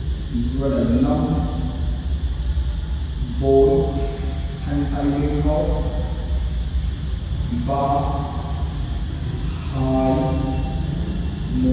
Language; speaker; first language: Vietnamese; non-native, learner; Hindi